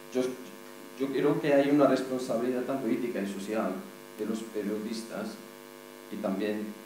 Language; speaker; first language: Spanish; non-native, fluent; Arabic